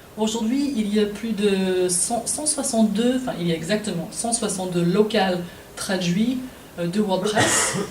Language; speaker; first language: French; non-native, fluent; English